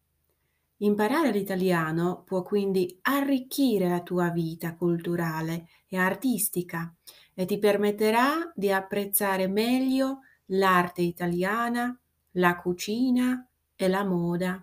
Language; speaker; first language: Italian; non-native, fluent; Slovak